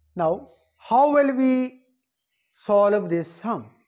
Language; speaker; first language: English; non-native, local second language; Punjabi